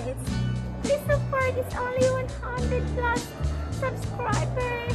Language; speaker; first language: English; non-native, local second language; Filipino